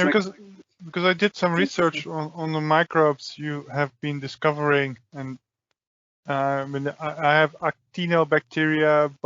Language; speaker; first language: English; non-native, fluent; Dutch